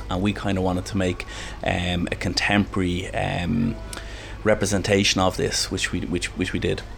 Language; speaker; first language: English; native; English